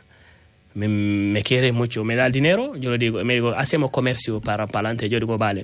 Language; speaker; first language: Spanish; non-native, learner; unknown